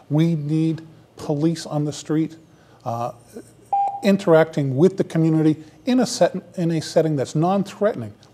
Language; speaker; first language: English; native; English